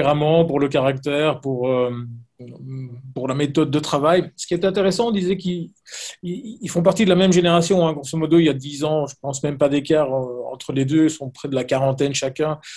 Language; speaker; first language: French; native; French